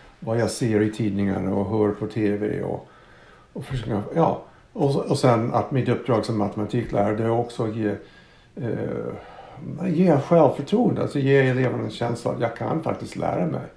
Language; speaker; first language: Swedish; non-native, fluent; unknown